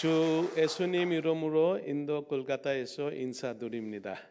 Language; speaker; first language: Korean; non-native, learner; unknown